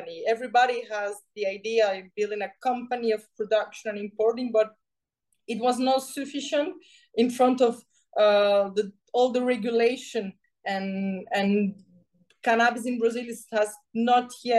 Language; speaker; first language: English; non-native, fluent; Spanish